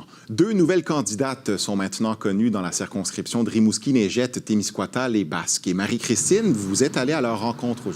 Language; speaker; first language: French; native; French